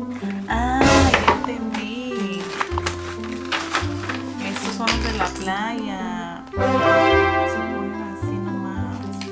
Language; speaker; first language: Spanish; native; Spanish